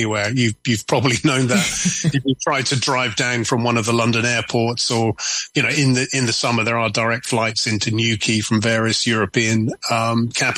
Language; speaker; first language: English; native; English